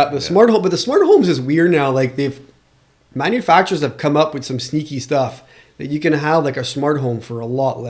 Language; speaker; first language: English; non-native, local second language; French